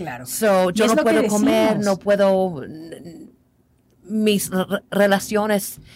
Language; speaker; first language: Spanish; non-native, learner; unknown